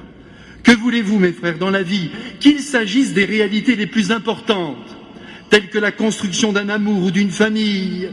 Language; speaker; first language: French; native; French